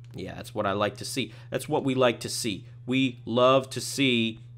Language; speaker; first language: English; native; English